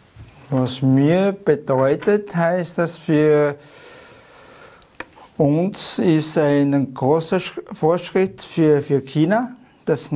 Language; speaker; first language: German; non-native, learner; Chinese